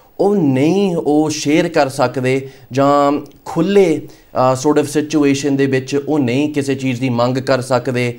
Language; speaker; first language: Punjabi; early bilingual, heritage; Punjabi